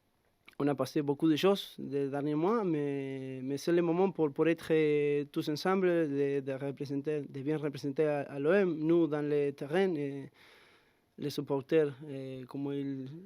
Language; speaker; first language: French; non-native, fluent; Spanish